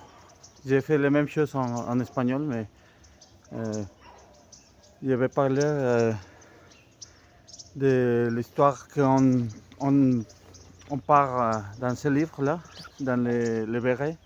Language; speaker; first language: French; non-native, fluent; Spanish